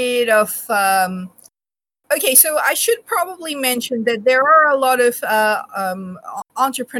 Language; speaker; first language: English; non-native, local second language; Bangla